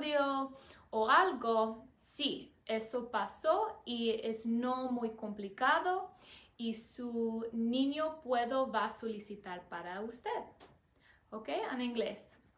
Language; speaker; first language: Spanish; non-native, learner; English